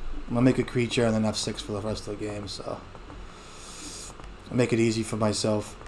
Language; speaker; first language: English; native; English